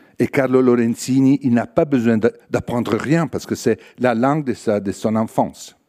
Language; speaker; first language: French; non-native, fluent; Italian